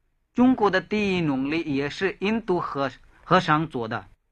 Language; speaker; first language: Chinese; non-native, fluent; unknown